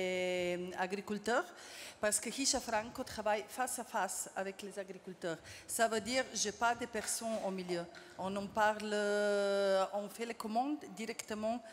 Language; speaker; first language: French; non-native, fluent; Slovenian